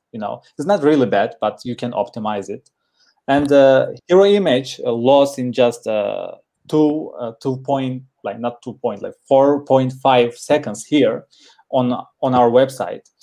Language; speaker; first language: English; non-native, learner; Turkish